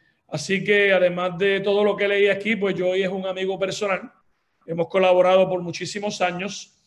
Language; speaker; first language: Spanish; native; Spanish